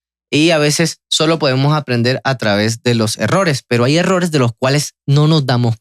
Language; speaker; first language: Spanish; native; Spanish